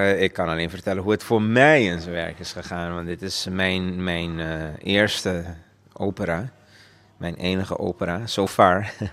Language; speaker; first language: Dutch; non-native, local second language; Papiamento